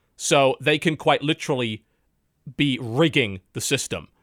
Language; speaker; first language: English; native; English